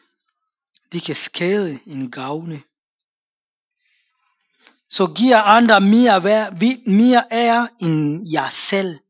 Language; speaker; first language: Danish; non-native, fluent; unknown